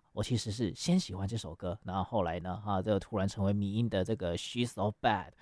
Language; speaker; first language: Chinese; native; Chinese